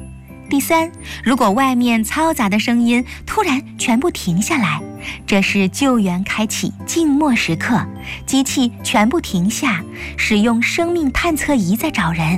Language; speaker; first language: Chinese; native; Chinese